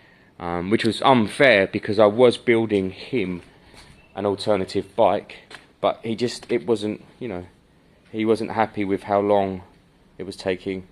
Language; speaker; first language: English; native; English